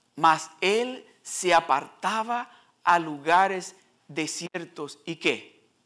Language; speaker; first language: Spanish; early bilingual, heritage; Spanish